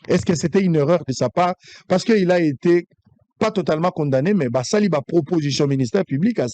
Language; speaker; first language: French; non-native, local second language; Lingala